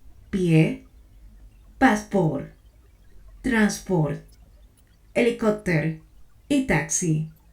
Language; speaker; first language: French; non-native, learner; Spanish